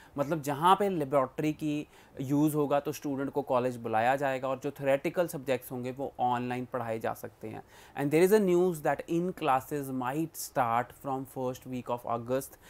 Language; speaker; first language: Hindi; non-native, local second language; Punjabi